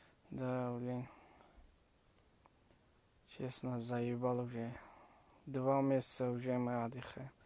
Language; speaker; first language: Russian; non-native, learner; Tajik